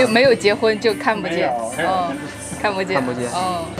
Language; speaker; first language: Chinese; native; Chinese